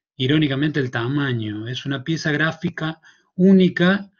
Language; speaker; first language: Spanish; native; Spanish